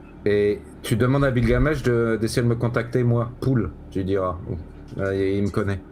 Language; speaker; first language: French; native; French